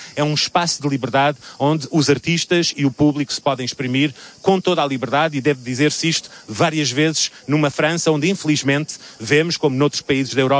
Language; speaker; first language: Portuguese; native; Portuguese